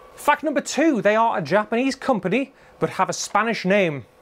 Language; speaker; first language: English; native; English